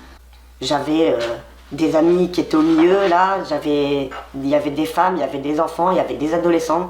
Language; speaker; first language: French; native; French